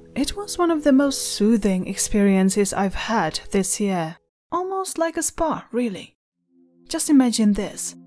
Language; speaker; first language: English; non-native, fluent; Czech